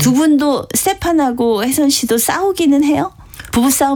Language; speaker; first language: Korean; native; Korean